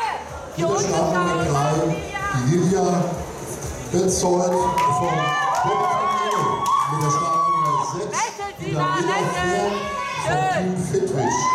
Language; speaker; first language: German; native; German